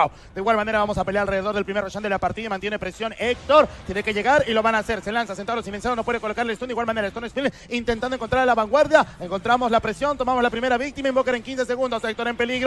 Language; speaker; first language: Spanish; native; Spanish